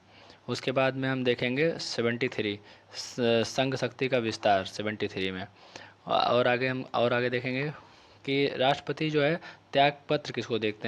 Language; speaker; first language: Hindi; native; Hindi